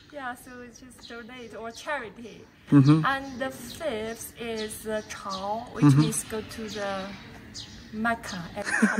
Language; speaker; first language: English; non-native, fluent; Chinese